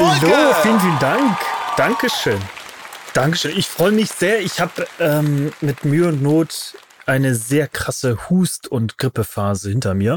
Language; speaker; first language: German; native; German